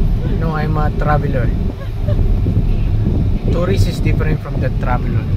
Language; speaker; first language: English; non-native, local second language; Filipino